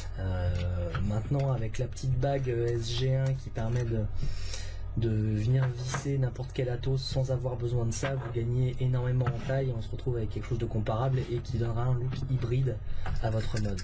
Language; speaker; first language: French; native; French